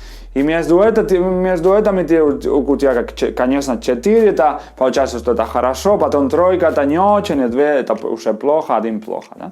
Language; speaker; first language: Russian; non-native, fluent; Spanish